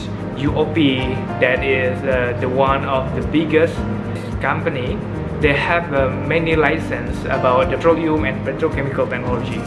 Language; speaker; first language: English; non-native, fluent; Indonesian